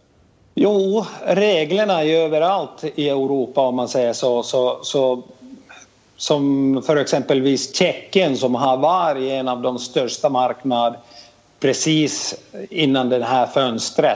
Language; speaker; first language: Swedish; non-native, fluent; Finnish